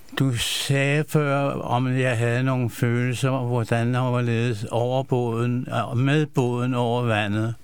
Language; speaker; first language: Danish; early bilingual, other home language; Yiddish